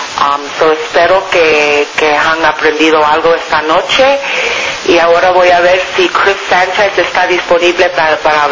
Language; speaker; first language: Spanish; non-native, fluent; English